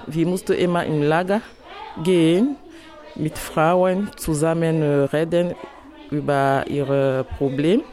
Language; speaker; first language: German; non-native, learner; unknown